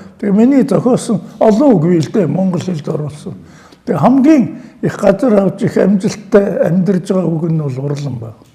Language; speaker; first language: Mongolian; native; Mongolian